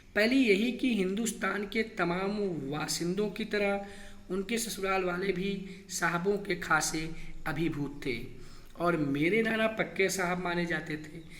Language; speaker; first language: Hindi; native; Hindi